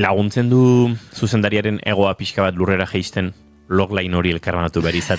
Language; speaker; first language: Basque; native; Basque